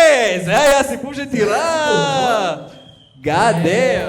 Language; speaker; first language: Hebrew; native; Hebrew